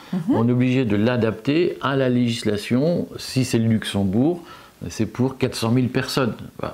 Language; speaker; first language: French; native; French